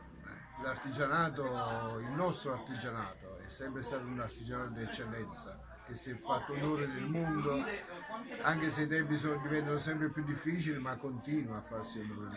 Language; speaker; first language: Italian; native; Italian